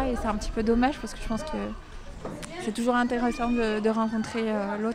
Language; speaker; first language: French; native; French